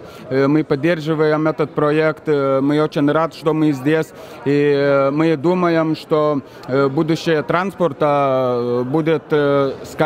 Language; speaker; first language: Russian; non-native, fluent; Lithuanian